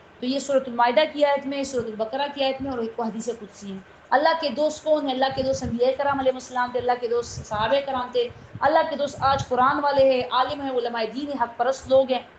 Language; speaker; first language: Urdu; non-native, local second language; Pashto